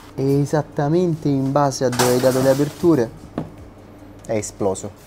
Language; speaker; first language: Italian; non-native, fluent; Arabic